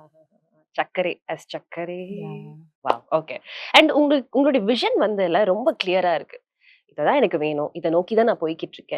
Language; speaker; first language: Tamil; native; Tamil